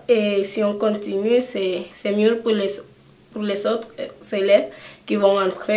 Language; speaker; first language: French; early bilingual, other home language; Spanish